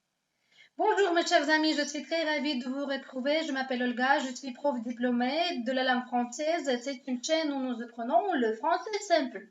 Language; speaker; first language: French; non-native, fluent; Russian